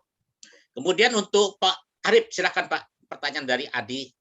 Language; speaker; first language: Indonesian; native; Indonesian